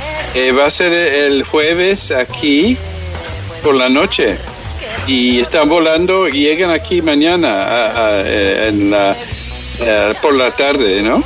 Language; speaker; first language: Spanish; early bilingual, heritage; English